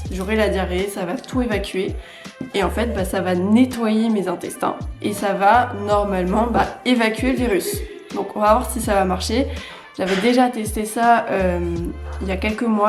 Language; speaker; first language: French; native; French